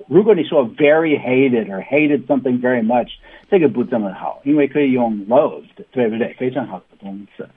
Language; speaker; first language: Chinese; non-native, learner; English